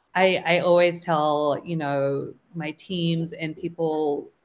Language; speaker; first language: English; native; English